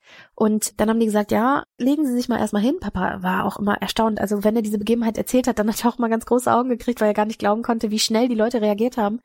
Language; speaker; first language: German; native; German